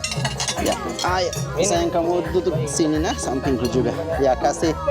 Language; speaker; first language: Indonesian; non-native, learner; Persian